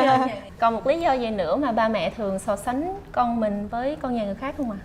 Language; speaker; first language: Vietnamese; native; Vietnamese